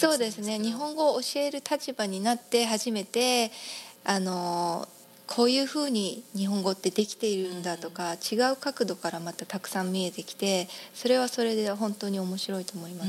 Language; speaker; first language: Japanese; native; Japanese